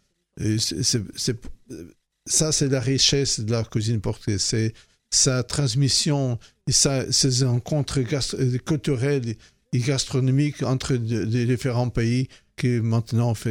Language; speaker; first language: French; non-native, fluent; Portuguese